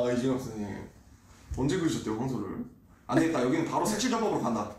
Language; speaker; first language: Korean; native; Korean